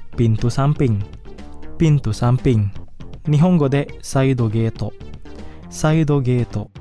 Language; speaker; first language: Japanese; non-native, fluent; Indonesian